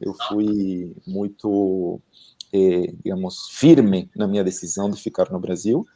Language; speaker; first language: Portuguese; non-native, fluent; Spanish